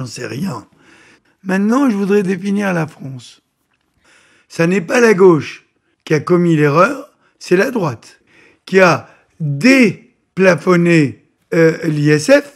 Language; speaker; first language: French; native; French